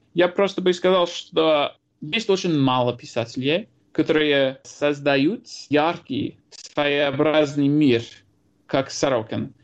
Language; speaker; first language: Russian; non-native, fluent; English